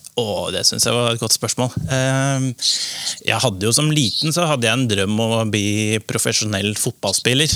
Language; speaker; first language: Norwegian; non-native, fluent; Dutch